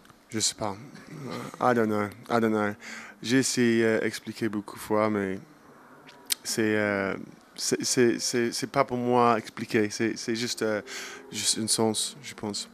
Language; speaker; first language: French; non-native, learner; English